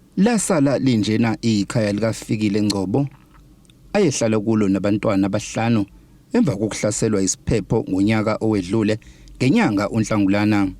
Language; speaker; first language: Zulu; native; Zulu